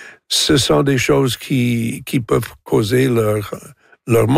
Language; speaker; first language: French; non-native, local second language; English